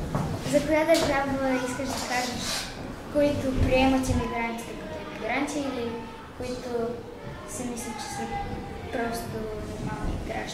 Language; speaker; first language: Bulgarian; early bilingual, other home language; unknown